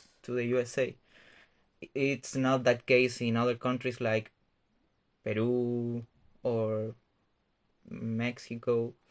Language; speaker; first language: English; non-native, fluent; Spanish